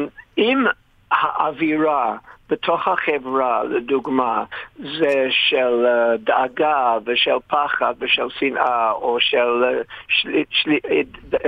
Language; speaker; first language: Hebrew; non-native, fluent; English